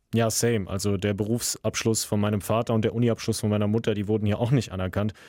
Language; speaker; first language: German; early bilingual, other home language; Russian